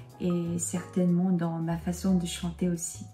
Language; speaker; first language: French; non-native, fluent; Korean